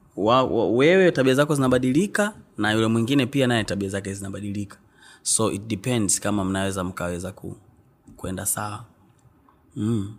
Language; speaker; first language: Swahili; native; Swahili